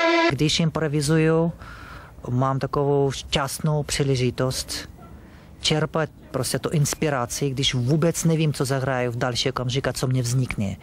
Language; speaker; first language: Czech; non-native, fluent; Russian